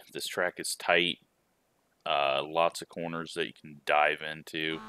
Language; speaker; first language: English; native; English